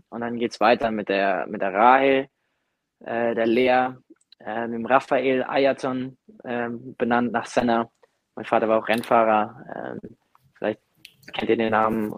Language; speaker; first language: German; native; German